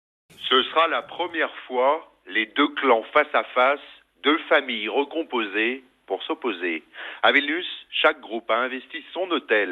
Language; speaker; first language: French; native; French